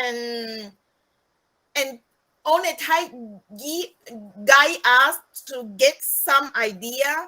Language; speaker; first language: English; non-native, learner; Spanish